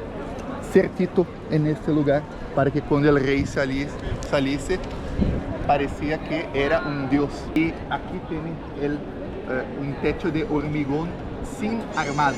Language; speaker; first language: Spanish; non-native, fluent; Portuguese